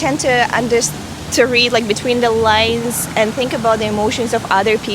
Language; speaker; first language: English; non-native, fluent; Russian